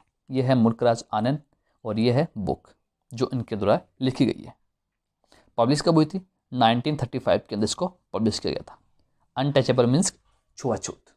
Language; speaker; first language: Hindi; native; Hindi